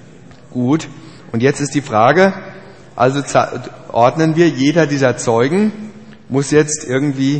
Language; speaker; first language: German; native; German